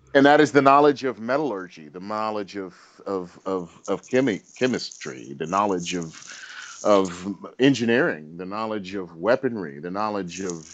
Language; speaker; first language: English; native; English